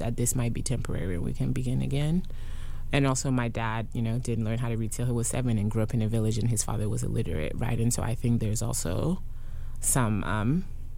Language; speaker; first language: English; non-native, fluent; French